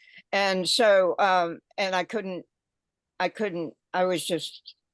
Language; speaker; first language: English; native; English